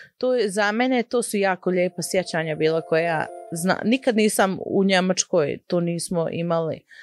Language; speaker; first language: Croatian; early bilingual, heritage; Bosnian